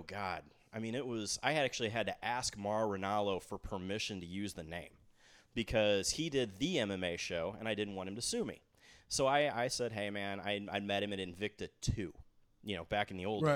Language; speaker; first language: English; native; English